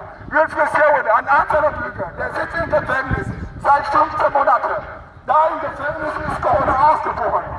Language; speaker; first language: German; non-native, fluent; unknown